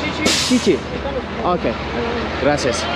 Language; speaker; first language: Spanish; non-native, learner; Turkish